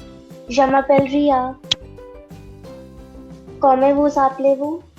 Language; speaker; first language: French; non-native, learner; Hindi